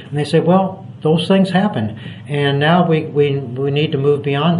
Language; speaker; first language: English; native; English